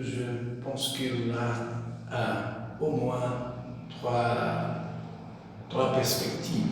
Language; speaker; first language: French; non-native, learner; Portuguese